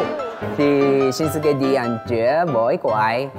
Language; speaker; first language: Vietnamese; non-native, learner; Japanese